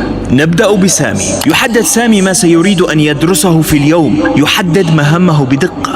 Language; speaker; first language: Arabic; native; Arabic